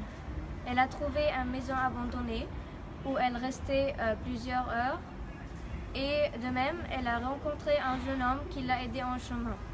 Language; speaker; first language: French; non-native, fluent; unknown